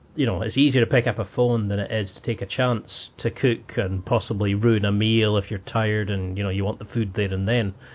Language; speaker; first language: English; native; English